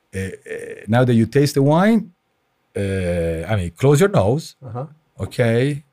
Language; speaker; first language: English; non-native, fluent; Italian